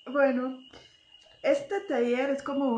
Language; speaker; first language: Spanish; non-native, fluent; German